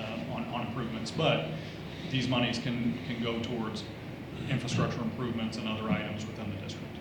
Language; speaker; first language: English; native; English